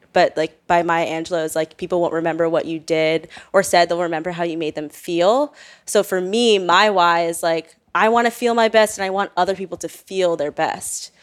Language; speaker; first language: English; native; English